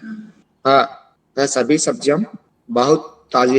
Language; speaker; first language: Hindi; non-native, learner; Telugu